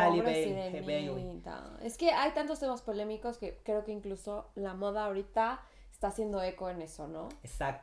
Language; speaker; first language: Spanish; native; Spanish